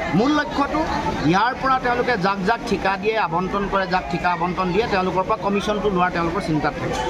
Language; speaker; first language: Assamese; native; Assamese